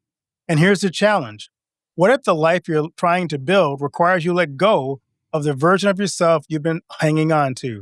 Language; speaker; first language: English; native; English